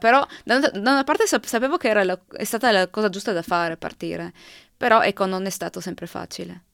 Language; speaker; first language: Italian; non-native, local second language; Slovenian